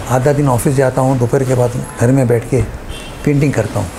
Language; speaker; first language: Hindi; non-native, local second language; Gujarati